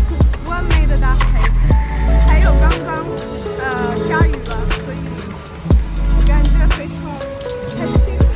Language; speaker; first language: Chinese; non-native, learner; Arabic